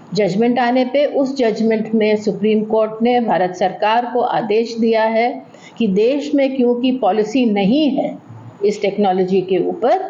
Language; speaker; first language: Hindi; native; Hindi